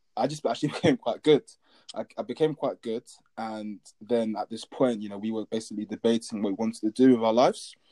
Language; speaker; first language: English; native; English